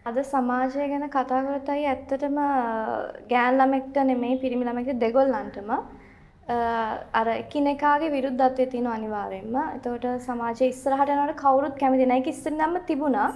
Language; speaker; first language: Sinhala; native; Sinhala